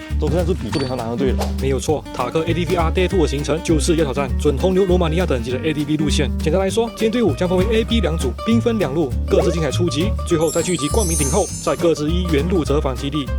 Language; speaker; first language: Chinese; native; Chinese